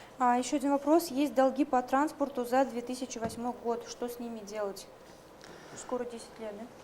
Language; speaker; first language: Russian; native; Russian